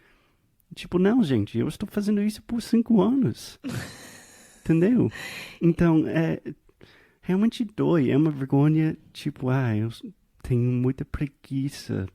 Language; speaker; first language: Portuguese; non-native, fluent; English